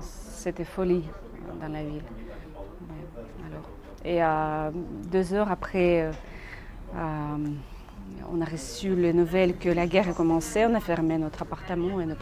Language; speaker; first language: French; non-native, learner; Russian